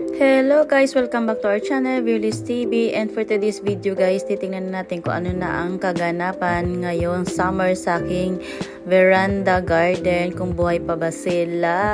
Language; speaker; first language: Filipino; native; Filipino